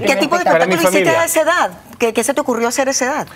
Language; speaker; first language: Spanish; native; Spanish